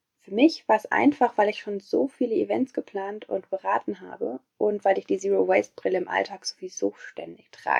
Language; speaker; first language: German; native; German